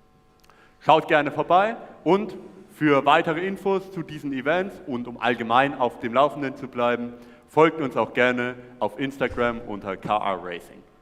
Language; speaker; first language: German; native; German